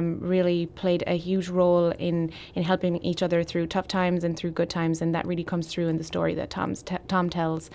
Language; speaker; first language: English; native; English